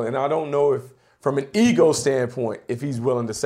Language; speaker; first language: English; native; English